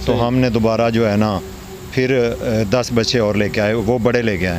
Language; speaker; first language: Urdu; non-native, local second language; Punjabi